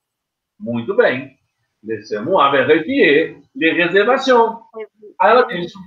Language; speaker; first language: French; non-native, learner; Portuguese